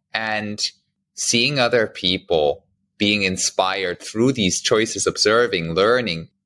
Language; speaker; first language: English; non-native, fluent; German